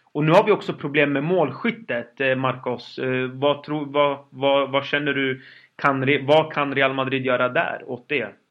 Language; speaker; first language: Swedish; early bilingual, other home language; Kurdish